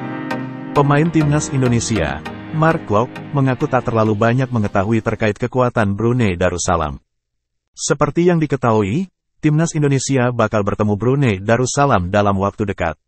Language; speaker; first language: Indonesian; native; Indonesian